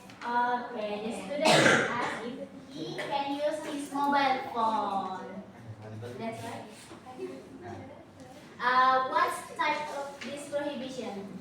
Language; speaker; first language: English; non-native, learner; Indonesian